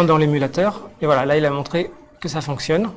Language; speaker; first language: French; native; French